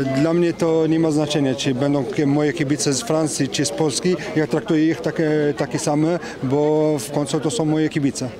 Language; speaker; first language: Polish; non-native, fluent; French